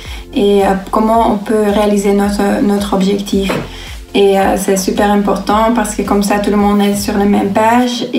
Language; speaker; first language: French; non-native, local second language; Dutch